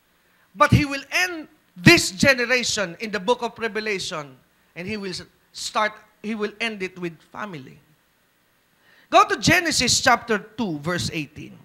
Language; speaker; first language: English; non-native, local second language; Filipino